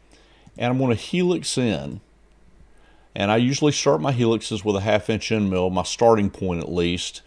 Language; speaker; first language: English; native; English